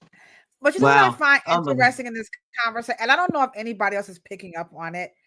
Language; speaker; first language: English; native; English